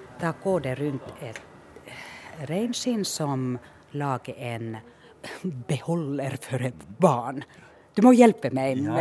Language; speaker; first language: Norwegian; non-native, fluent; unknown